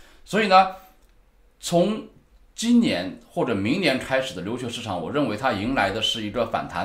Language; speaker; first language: Chinese; native; Chinese